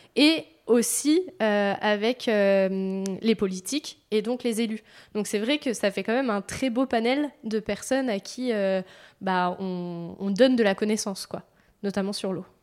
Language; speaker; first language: French; native; French